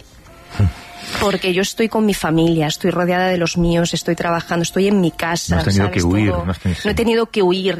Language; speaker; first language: Spanish; native; Spanish